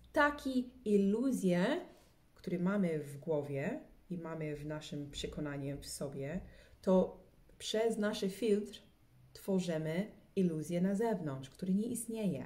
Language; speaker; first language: Polish; early bilingual, heritage; English